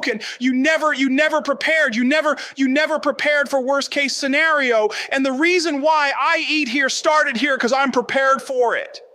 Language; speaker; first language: English; native; English